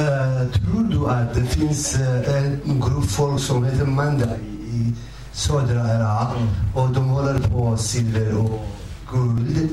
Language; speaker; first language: Swedish; non-native, fluent; Kurdish